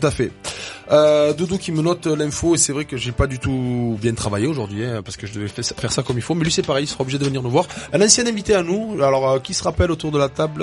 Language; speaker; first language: French; native; French